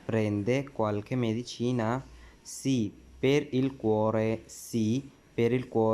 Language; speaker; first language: Italian; non-native, fluent; Urdu